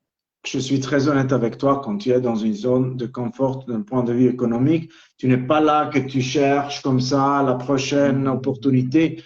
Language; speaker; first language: French; non-native, local second language; Italian